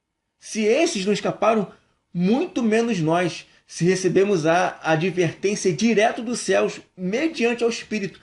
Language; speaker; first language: Portuguese; native; Portuguese